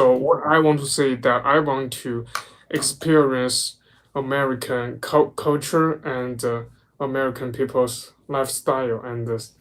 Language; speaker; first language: English; non-native, learner; Chinese